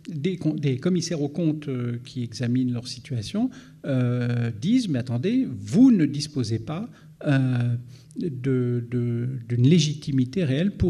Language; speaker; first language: French; native; French